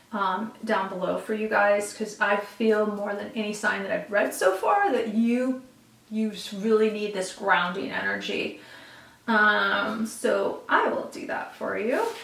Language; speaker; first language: English; native; English